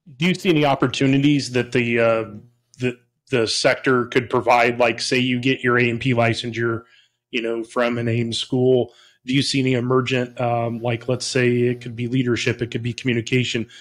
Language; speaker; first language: English; native; English